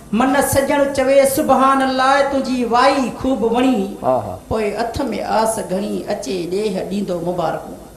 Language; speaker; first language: Sindhi; native; Sindhi